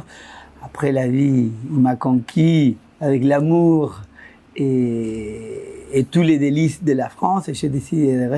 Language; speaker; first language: French; non-native, fluent; Spanish